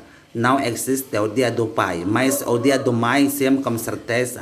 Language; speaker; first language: Portuguese; non-native, learner; Indonesian